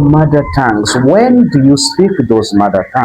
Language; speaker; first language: English; non-native, fluent; French